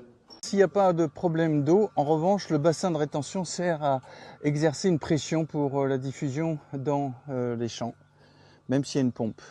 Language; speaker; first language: French; native; French